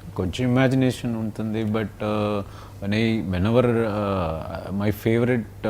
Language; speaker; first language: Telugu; non-native, learner; Tamil